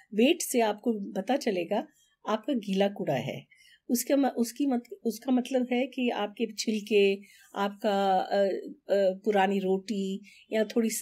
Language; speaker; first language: Hindi; non-native, local second language; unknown